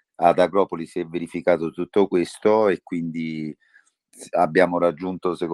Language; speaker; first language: Italian; native; Italian